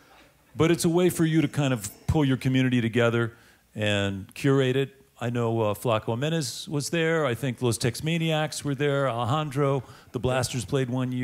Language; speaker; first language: English; native; English